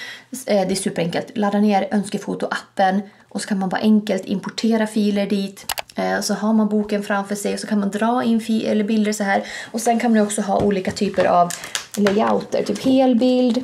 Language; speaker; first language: Swedish; native; Swedish